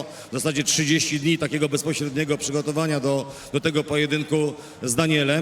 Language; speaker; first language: Polish; native; Polish